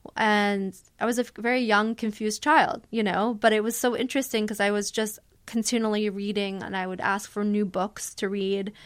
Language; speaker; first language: English; native; English